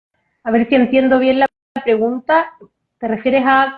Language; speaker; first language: Spanish; native; Spanish